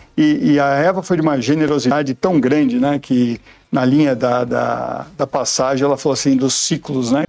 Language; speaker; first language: Portuguese; native; Portuguese